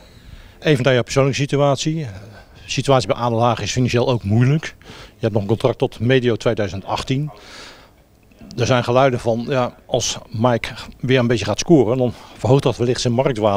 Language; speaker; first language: Dutch; native; Dutch